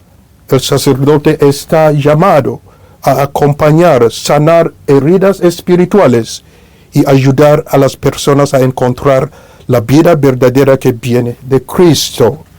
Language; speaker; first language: Spanish; non-native, fluent; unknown